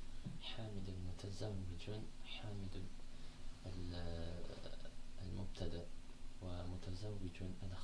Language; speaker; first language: Arabic; non-native, learner; French